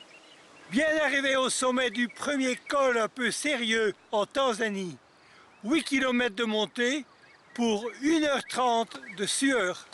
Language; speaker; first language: French; native; French